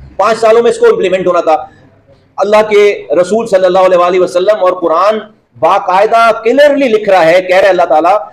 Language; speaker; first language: Urdu; native; Urdu